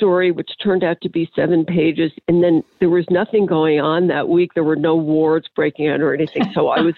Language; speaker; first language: English; native; English